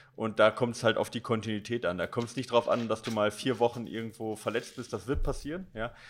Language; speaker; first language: German; native; German